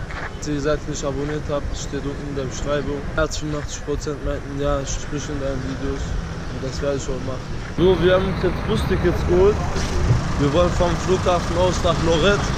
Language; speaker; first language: German; early bilingual, other home language; Turkish